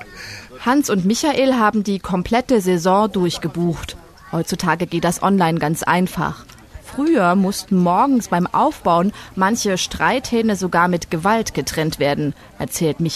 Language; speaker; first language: German; native; German